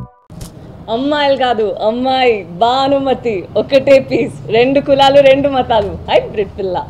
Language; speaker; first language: Telugu; non-native, learner; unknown